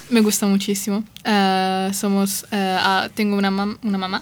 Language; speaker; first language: Spanish; non-native, learner; Italian